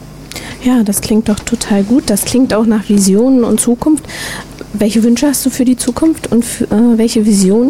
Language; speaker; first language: German; native; German